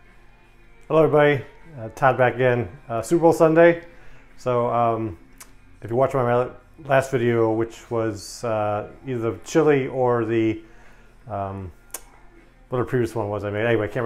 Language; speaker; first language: English; native; English